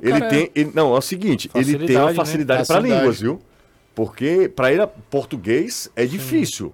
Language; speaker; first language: Portuguese; native; Portuguese